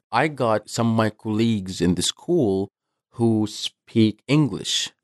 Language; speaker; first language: English; non-native, fluent; Arabic